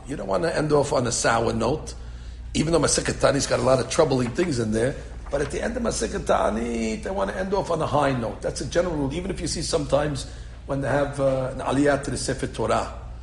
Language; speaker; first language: English; native; English